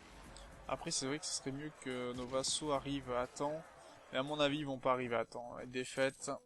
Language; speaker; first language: French; native; French